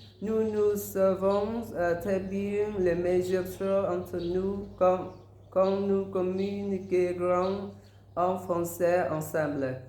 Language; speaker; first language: French; non-native, learner; Vietnamese